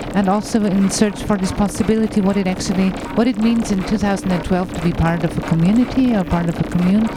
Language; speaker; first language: English; non-native, fluent; German